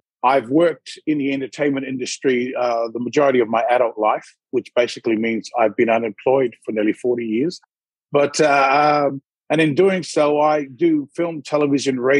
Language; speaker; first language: English; native; English